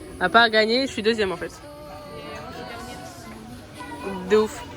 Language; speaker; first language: French; native; French